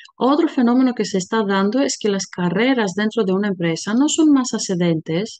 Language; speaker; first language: Spanish; non-native, fluent; Greek